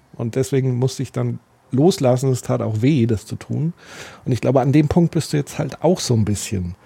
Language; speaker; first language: German; native; German